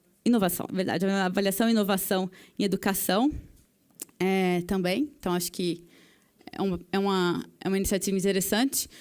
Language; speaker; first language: Portuguese; native; Portuguese